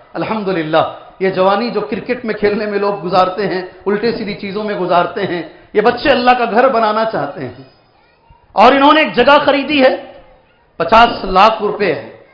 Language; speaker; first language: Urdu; native; Urdu